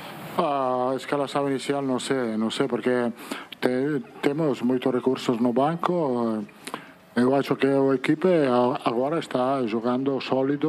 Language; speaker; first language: Portuguese; non-native, fluent; Italian